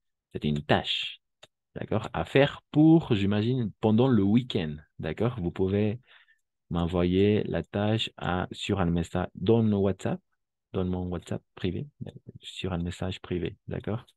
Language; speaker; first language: French; non-native, fluent; Spanish